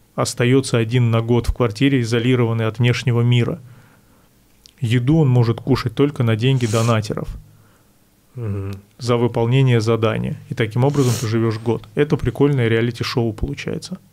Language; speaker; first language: Russian; native; Russian